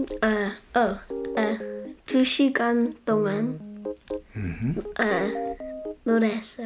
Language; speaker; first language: Korean; early bilingual, heritage; English